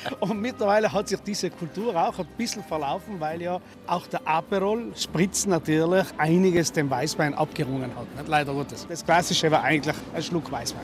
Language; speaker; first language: German; native; German